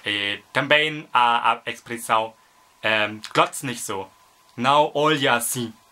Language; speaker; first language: Portuguese; non-native, learner; German